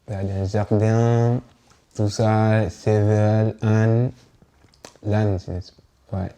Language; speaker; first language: French; non-native, local second language; Bambara